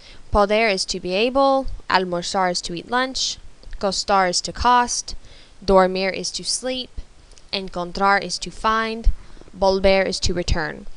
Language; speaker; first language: English; native; English